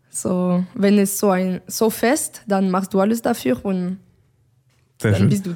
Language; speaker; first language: German; non-native, learner; French